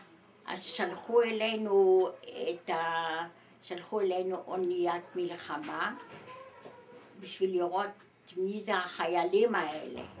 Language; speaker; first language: Hebrew; early bilingual, other home language; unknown